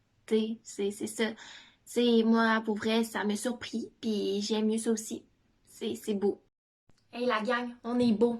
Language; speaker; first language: French; native; French